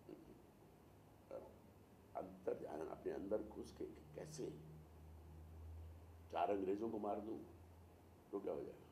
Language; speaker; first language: Hindi; native; Hindi